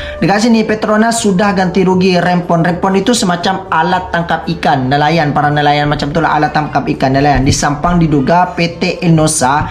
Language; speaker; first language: Malay; non-native, local second language; Madurese